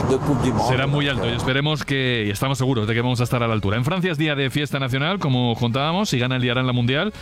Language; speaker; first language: Spanish; native; Spanish